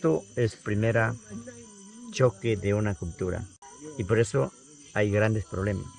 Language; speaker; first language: Spanish; non-native, local second language; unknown